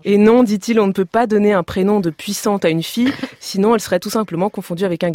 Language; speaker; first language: French; native; French